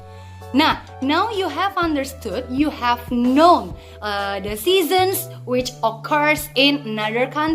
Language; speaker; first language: English; non-native, fluent; Indonesian